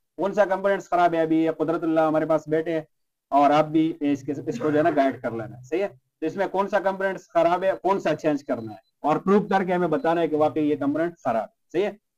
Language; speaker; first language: Urdu; non-native, local second language; Pashto